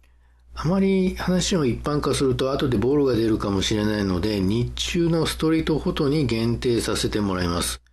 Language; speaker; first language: Japanese; native; Japanese